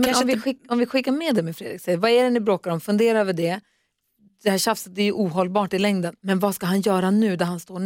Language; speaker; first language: Swedish; native; Swedish